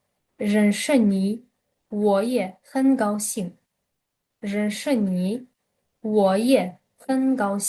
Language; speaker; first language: Chinese; non-native, fluent; Uzbek